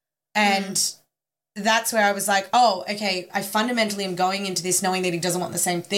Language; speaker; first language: English; native; English